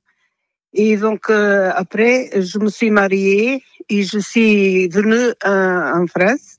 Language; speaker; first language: French; non-native, fluent; Portuguese